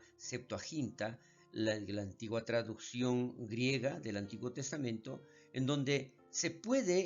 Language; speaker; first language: Spanish; native; Spanish